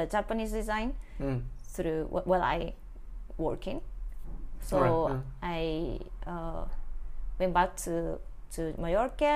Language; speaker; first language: English; non-native, learner; Spanish